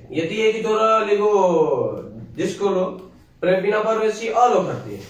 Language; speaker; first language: Greek; non-native, learner; Punjabi